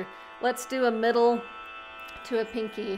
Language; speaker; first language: English; native; English